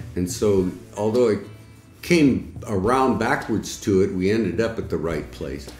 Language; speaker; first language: English; native; English